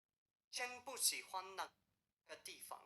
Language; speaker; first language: Chinese; non-native, learner; English